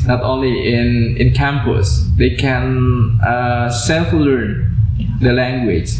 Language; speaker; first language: English; non-native, fluent; Indonesian